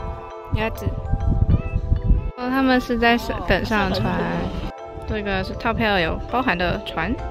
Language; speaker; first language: Chinese; native; Chinese